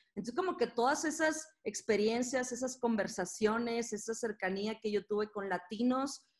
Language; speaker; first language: Spanish; native; Spanish